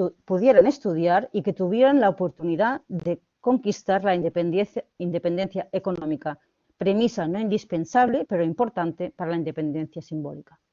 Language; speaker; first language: Spanish; native; Spanish